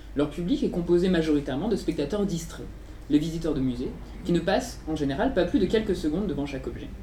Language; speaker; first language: French; native; French